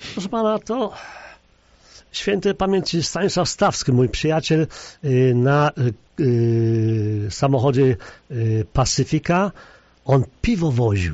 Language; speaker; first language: Polish; native; Polish